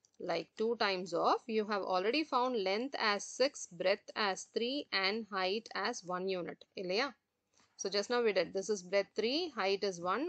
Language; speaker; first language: English; non-native, local second language; Tamil